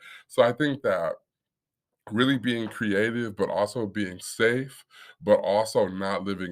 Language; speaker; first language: English; native; English